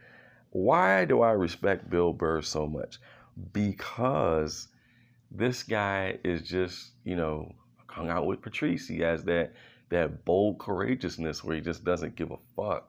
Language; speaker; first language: English; native; English